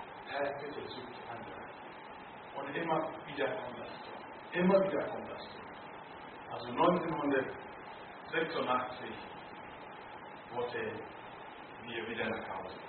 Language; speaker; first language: German; non-native, learner; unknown